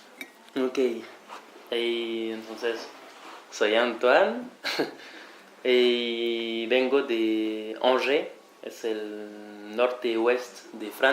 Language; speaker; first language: Spanish; non-native, fluent; French